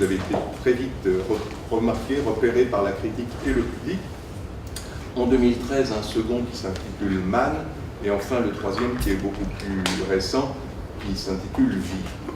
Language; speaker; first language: French; native; French